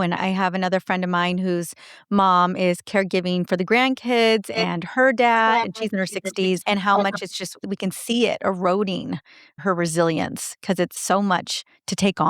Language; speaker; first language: English; native; English